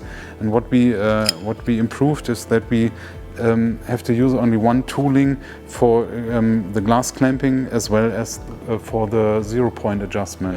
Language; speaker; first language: English; non-native, fluent; German